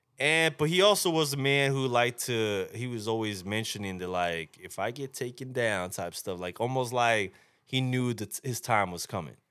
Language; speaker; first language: English; native; English